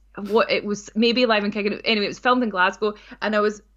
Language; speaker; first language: English; native; English